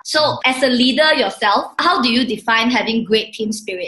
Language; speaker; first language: English; non-native, local second language; Chinese